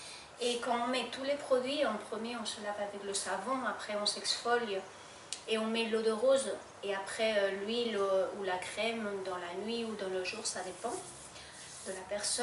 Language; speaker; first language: French; non-native, fluent; Spanish